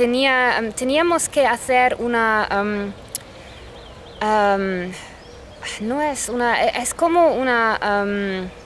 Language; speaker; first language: Spanish; non-native, fluent; German